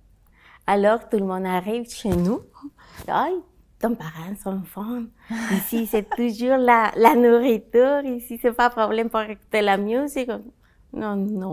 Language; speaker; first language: French; non-native, learner; Spanish